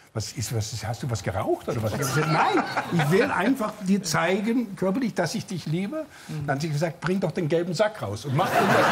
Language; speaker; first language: German; non-native, fluent; English